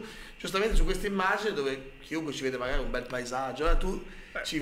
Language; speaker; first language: Italian; native; Italian